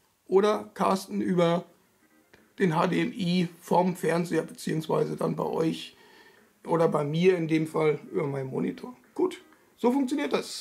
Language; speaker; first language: German; native; German